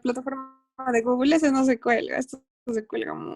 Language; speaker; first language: Spanish; native; Spanish